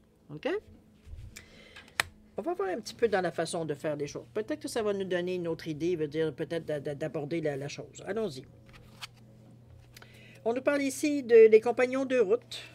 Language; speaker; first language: French; native; French